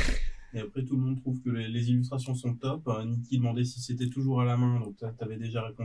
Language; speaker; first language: French; native; French